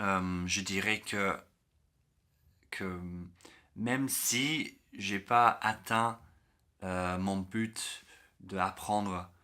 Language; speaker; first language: French; non-native, learner; English